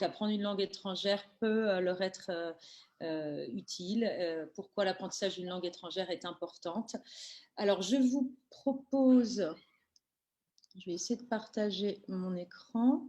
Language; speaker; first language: French; native; French